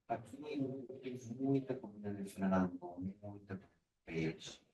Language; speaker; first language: Portuguese; non-native, fluent; Spanish